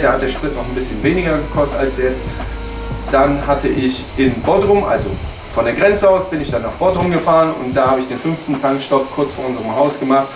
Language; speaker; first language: German; native; German